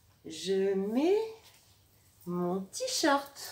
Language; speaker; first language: French; native; French